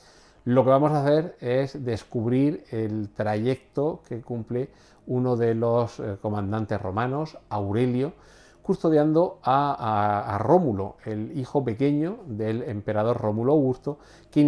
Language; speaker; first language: Spanish; native; Spanish